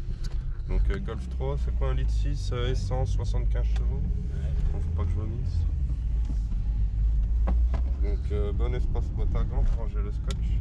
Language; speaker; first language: French; native; French